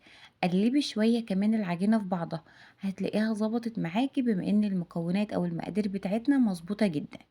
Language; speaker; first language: Arabic; native; Arabic